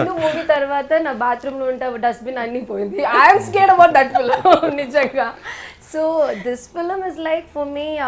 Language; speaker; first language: Telugu; non-native, learner; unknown